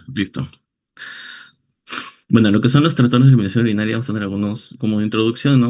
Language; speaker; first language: Spanish; native; Spanish